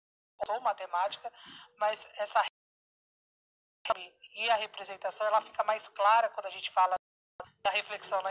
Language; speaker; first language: Portuguese; native; Portuguese